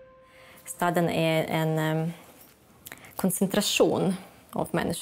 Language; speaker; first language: Swedish; non-native, fluent; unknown